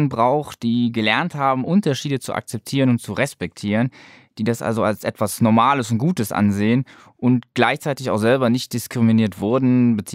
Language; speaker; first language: German; native; German